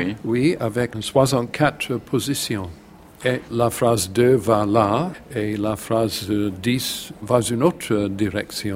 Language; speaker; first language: French; non-native, learner; English